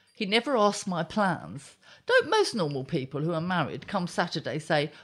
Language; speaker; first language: English; native; English